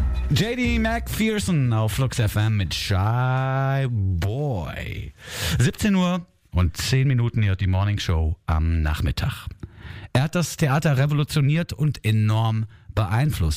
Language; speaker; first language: German; native; German